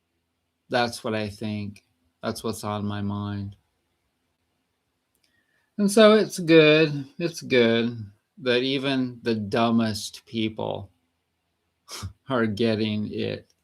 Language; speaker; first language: English; native; English